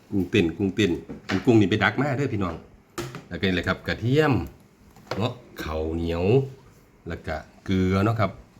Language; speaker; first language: Thai; native; Thai